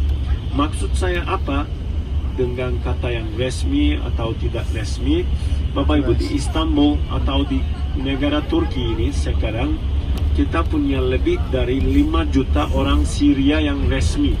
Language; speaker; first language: Indonesian; non-native, fluent; Turkish